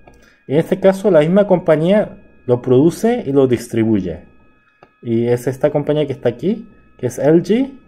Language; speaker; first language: Spanish; non-native, fluent; Korean